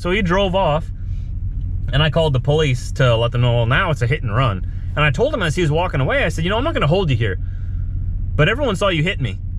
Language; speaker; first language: English; native; English